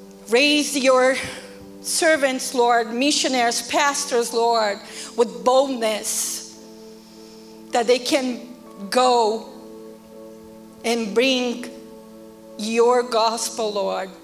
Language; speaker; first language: English; non-native, fluent; Portuguese